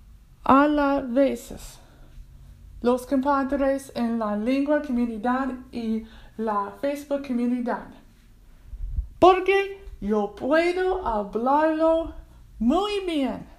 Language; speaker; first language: Spanish; non-native, learner; English